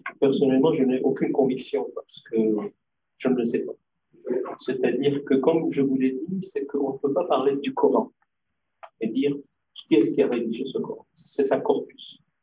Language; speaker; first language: French; non-native, local second language; Arabic